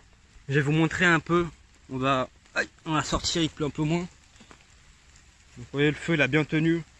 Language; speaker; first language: French; native; French